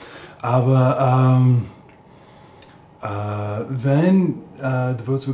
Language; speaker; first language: German; non-native, learner; English